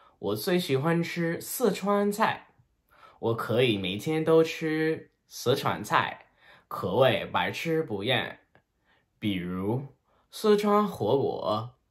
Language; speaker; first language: Chinese; non-native, learner; English